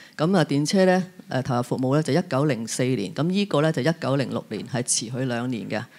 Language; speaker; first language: Cantonese; native; Cantonese